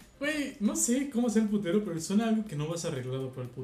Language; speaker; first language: Spanish; native; Spanish